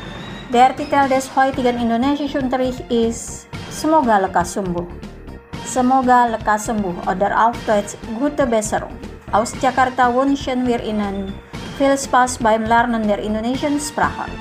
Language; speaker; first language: German; non-native, fluent; Indonesian